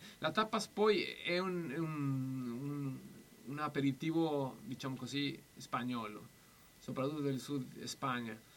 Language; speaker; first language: Italian; non-native, fluent; Spanish